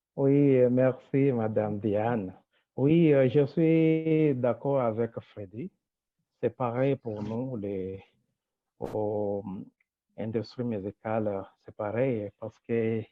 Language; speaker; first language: French; non-native, local second language; Rundi